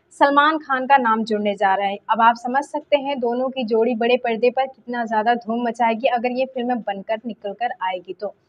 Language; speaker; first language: Hindi; native; Hindi